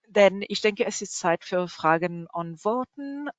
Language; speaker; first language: German; non-native, learner; French